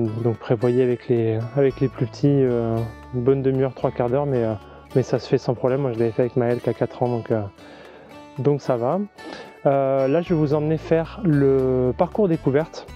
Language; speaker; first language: French; native; French